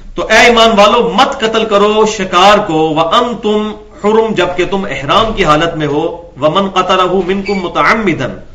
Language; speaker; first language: Urdu; non-native, local second language; Punjabi